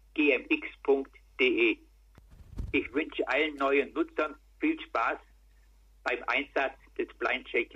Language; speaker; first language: German; native; German